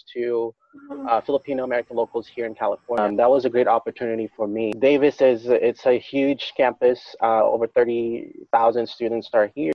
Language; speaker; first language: English; non-native, local second language; Filipino